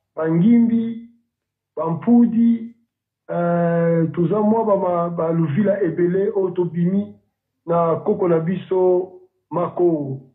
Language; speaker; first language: Lingala; non-native, local second language; Kongo